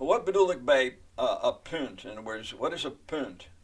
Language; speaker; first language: Dutch; non-native, fluent; English